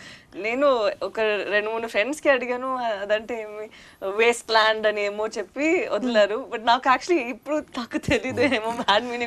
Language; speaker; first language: Telugu; non-native, learner; Tamil